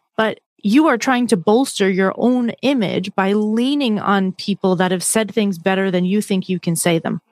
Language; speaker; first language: English; native; English